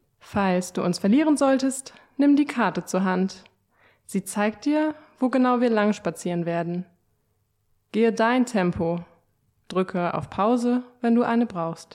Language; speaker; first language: German; native; German